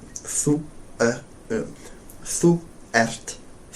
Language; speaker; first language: Icelandic; non-native, learner; English